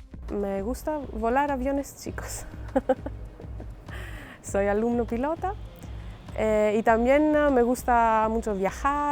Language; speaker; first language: Spanish; non-native, fluent; Greek